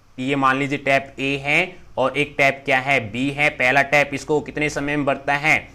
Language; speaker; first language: Hindi; native; Hindi